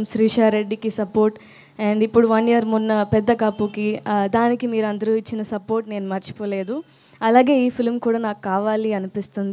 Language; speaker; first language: Telugu; non-native, learner; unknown